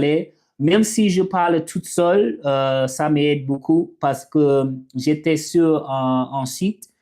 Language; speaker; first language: French; non-native, learner; English